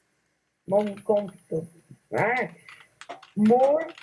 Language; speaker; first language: English; non-native, learner; Spanish